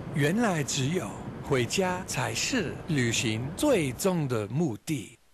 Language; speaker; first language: Chinese; non-native, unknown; English